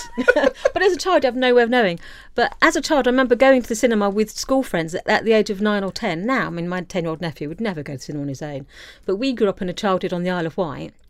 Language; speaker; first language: English; native; English